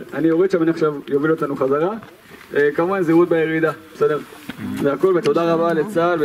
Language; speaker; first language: Hebrew; native; Hebrew